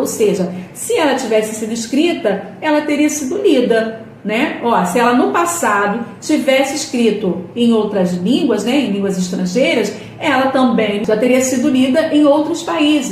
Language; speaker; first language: Portuguese; native; Portuguese